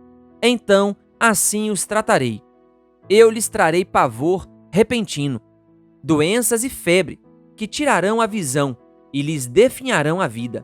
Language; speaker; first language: Portuguese; native; Portuguese